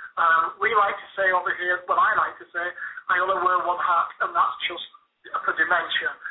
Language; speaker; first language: English; native; English